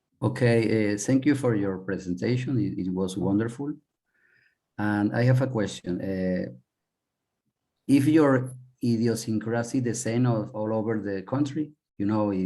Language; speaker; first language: English; non-native, learner; Spanish